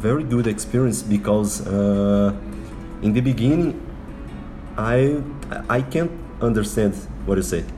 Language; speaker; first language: English; non-native, learner; Portuguese